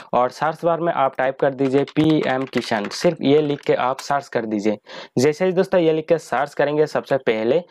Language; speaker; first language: Hindi; native; Hindi